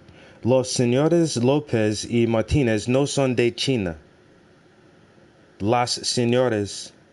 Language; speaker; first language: Spanish; non-native, learner; English